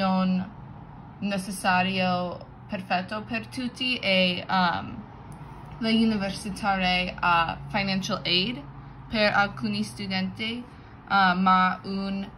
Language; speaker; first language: Italian; non-native, learner; English